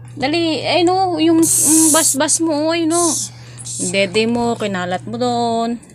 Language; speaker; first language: Filipino; native; Filipino